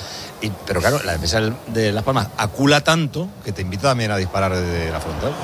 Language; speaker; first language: Spanish; native; Spanish